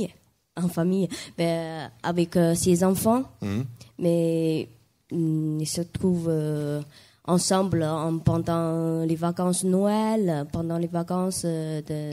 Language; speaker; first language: French; non-native, learner; Chinese